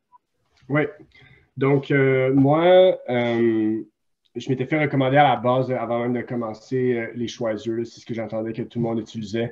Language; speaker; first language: French; native; French